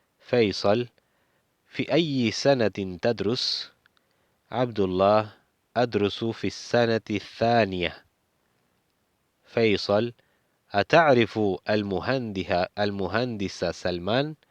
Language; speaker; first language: Arabic; non-native, fluent; Spanish